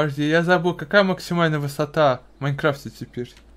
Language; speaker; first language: Russian; native; Russian